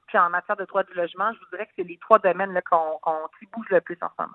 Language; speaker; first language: French; native; French